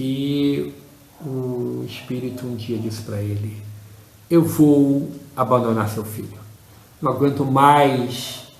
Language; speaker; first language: Portuguese; native; Portuguese